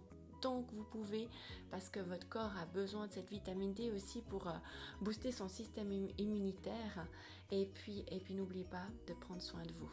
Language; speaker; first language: French; native; French